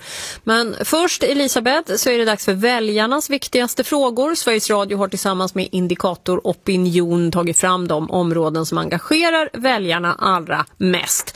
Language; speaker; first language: Swedish; native; Swedish